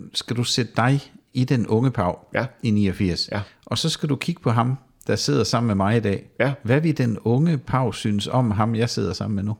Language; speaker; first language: Danish; native; Danish